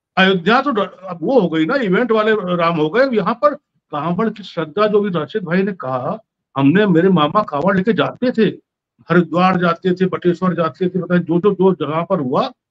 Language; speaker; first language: Hindi; native; Hindi